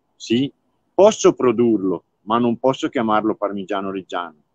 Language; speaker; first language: Italian; native; Italian